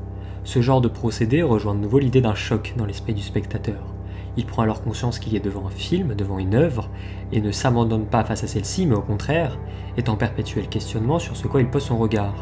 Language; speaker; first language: French; native; French